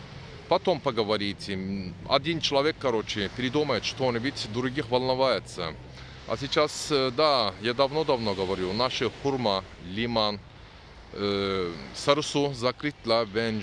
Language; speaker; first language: Russian; non-native, learner; Turkish